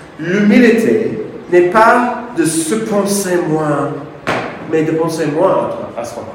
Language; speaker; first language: French; non-native, fluent; English